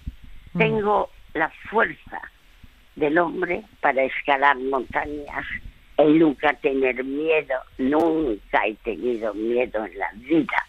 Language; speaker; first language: Spanish; early bilingual, other home language; French